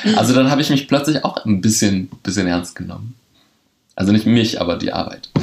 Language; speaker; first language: German; early bilingual, other home language; Polish